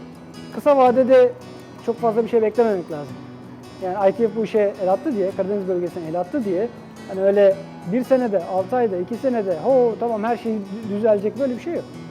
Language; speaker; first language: Turkish; native; Turkish